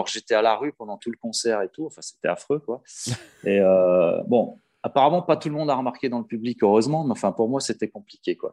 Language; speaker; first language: French; native; French